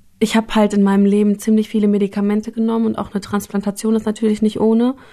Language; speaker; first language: German; native; German